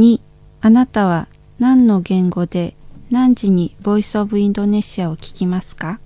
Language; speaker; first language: Japanese; non-native, fluent; Indonesian